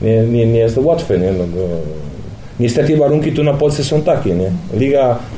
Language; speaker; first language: Polish; non-native, learner; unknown